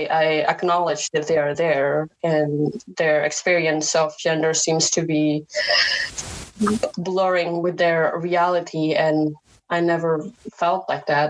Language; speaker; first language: English; non-native, fluent; Indonesian